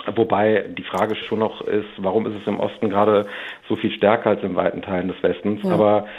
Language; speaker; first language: German; native; German